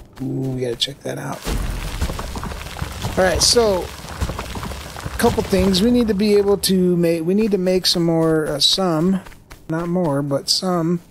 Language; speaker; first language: English; native; English